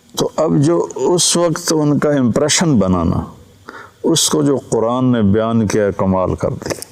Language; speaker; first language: Urdu; non-native, local second language; Punjabi